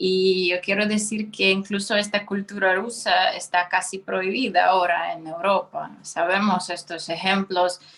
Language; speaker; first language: Spanish; non-native, fluent; Russian